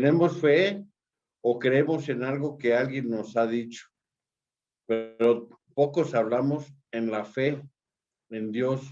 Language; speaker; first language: Spanish; native; Spanish